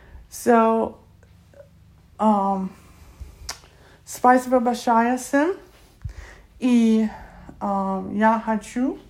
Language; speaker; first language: Russian; non-native, learner; English